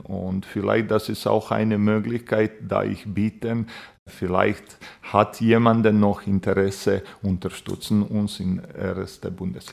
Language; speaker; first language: German; non-native, fluent; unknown